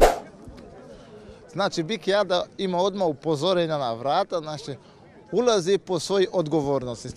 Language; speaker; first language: Croatian; non-native, learner; Portuguese